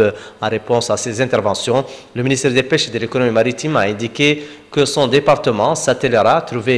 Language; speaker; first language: French; non-native, local second language; Arabic